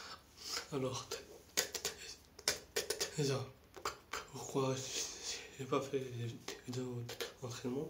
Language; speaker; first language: French; non-native, fluent; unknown